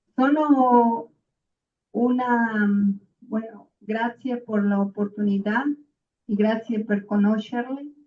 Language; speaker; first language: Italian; non-native, learner; Spanish